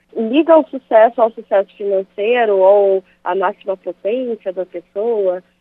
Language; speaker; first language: Portuguese; native; Portuguese